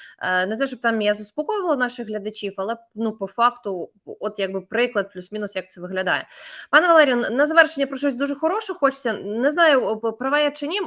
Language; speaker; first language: Ukrainian; native; Ukrainian